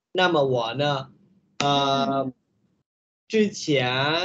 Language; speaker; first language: Chinese; non-native, learner; Vietnamese